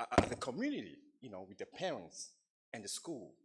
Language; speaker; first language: English; non-native, fluent; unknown